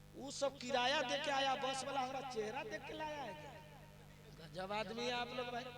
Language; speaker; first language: Hindi; native; Hindi